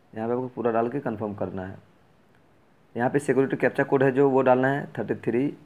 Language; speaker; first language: Hindi; native; Hindi